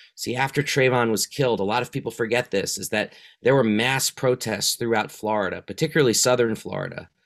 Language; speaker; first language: English; native; English